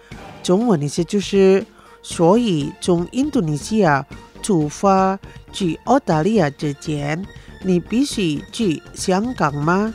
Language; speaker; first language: Chinese; non-native, fluent; Indonesian